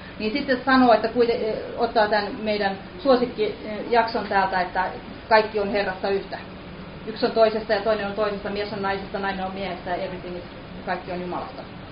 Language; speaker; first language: Finnish; native; Finnish